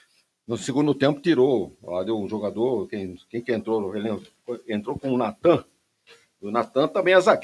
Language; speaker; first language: Portuguese; native; Portuguese